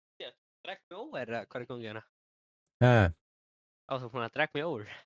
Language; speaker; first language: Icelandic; native; Icelandic